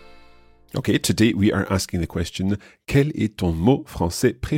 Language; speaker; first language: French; non-native, fluent; English